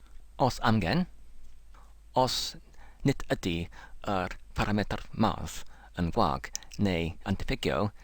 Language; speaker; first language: Welsh; non-native, learner; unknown